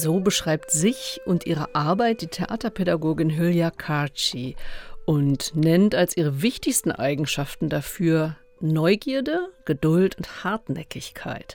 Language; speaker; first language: German; native; German